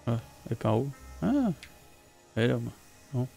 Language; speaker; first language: French; native; French